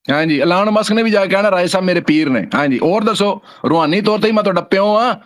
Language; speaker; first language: Urdu; non-native, local second language; Punjabi